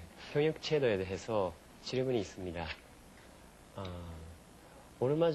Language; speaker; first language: Korean; non-native, fluent; Japanese